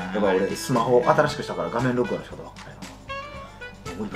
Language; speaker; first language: Japanese; native; Japanese